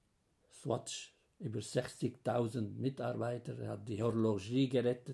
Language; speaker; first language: German; non-native, fluent; Arabic